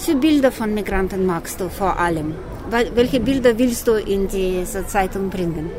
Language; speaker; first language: German; non-native, fluent; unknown